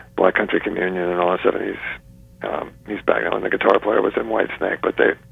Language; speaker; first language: English; native; English